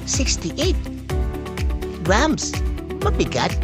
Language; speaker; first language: Filipino; native; Filipino